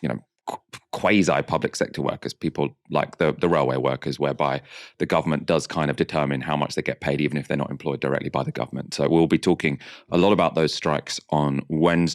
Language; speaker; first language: English; native; English